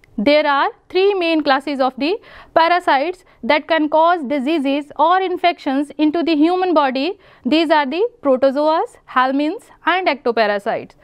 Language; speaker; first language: English; non-native, local second language; Punjabi